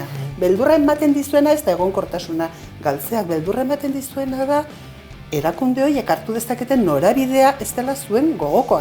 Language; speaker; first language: Basque; native; Basque